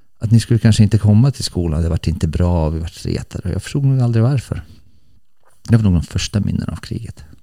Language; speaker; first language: Swedish; early bilingual, other home language; Bosnian